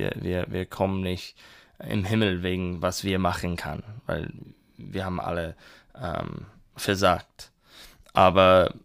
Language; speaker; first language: German; non-native, learner; English